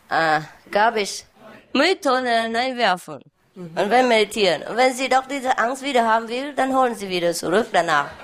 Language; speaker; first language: German; non-native, learner; Vietnamese